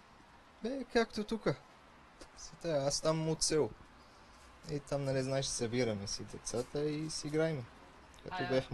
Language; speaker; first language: Bulgarian; non-native, learner; Arabic